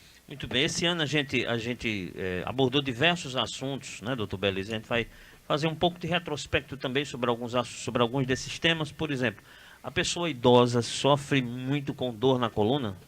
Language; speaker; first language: Portuguese; native; Portuguese